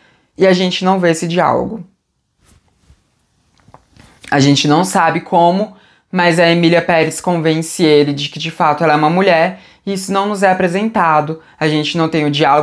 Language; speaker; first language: Portuguese; native; Portuguese